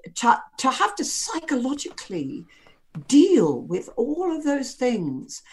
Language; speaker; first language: English; native; English